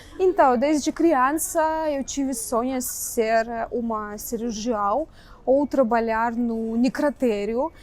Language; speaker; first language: Portuguese; non-native, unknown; Russian